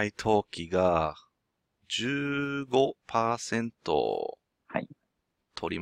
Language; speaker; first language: Japanese; non-native, learner; English